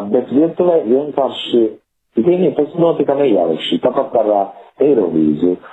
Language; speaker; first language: Latvian; non-native, fluent; Italian